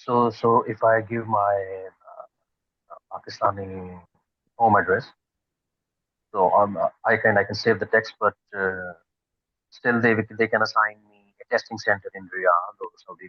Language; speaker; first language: English; non-native, local second language; Urdu